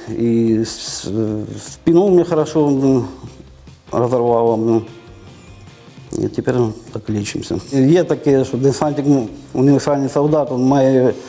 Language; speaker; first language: Ukrainian; non-native, local second language; Russian